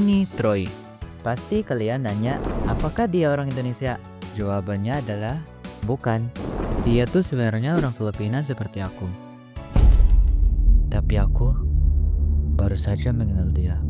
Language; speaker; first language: Indonesian; non-native, fluent; Filipino